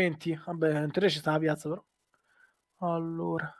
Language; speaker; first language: Italian; native; Italian